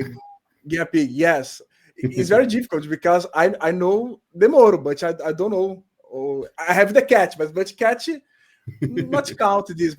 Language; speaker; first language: English; non-native, learner; Portuguese